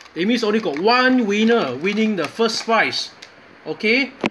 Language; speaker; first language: English; non-native, local second language; Chinese